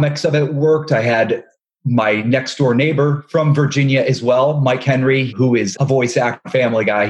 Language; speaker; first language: English; native; English